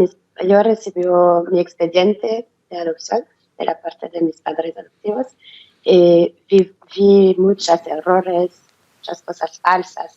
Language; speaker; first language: Spanish; non-native, learner; French